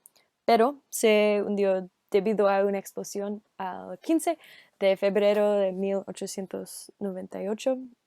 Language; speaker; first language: Spanish; non-native, learner; English